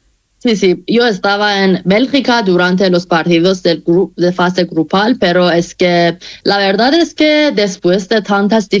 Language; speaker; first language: Spanish; non-native, fluent; Persian